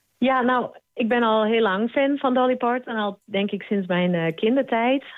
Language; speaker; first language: Dutch; non-native, local second language; Western Frisian